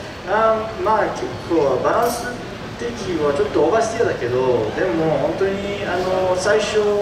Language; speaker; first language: Japanese; early bilingual, heritage; Japanese